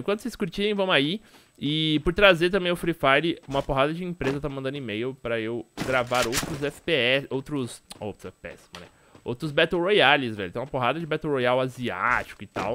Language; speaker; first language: Portuguese; native; Portuguese